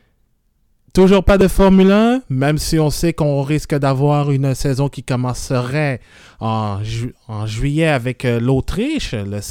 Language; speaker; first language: French; native; French